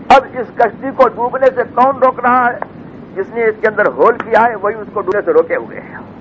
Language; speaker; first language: Urdu; native; Urdu